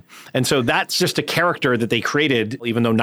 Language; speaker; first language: English; native; English